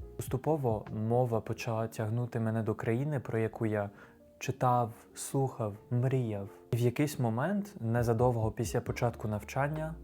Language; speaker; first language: Ukrainian; non-native, fluent; French